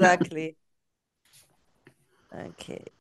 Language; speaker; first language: English; non-native, fluent; Hebrew